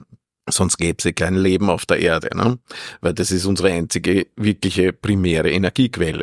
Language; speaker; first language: German; native; German